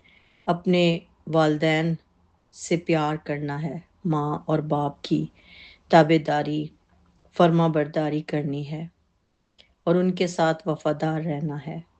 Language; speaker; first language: Urdu; native; Urdu